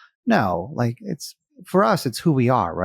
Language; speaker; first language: English; native; English